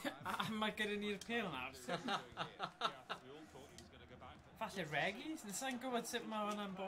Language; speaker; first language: Welsh; native; Welsh